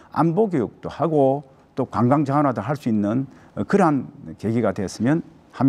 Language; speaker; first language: Korean; native; Korean